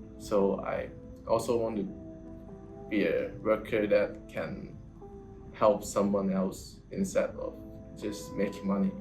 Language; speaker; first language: English; non-native, local second language; Cantonese